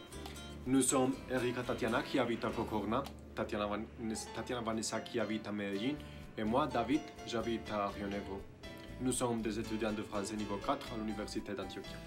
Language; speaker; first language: French; non-native, learner; Spanish